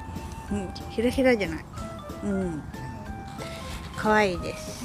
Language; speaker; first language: Japanese; native; Japanese